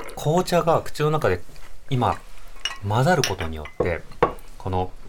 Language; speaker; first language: Japanese; native; Japanese